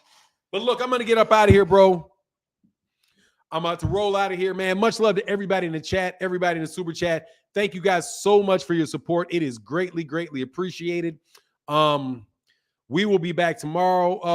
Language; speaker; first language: English; native; English